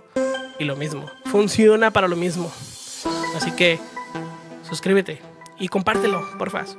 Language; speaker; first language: Spanish; native; Spanish